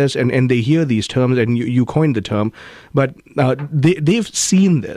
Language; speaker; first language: English; non-native, local second language; Tamil